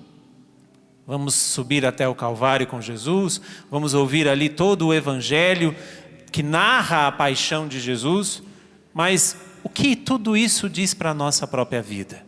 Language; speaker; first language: Portuguese; native; Portuguese